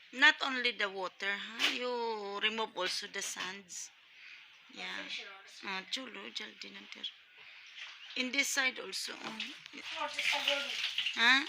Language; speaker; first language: English; non-native, learner; Hiligaynon